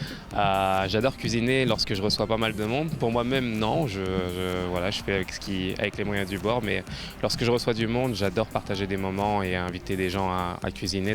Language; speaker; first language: French; native; French